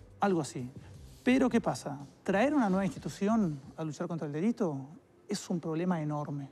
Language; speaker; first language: Spanish; native; Spanish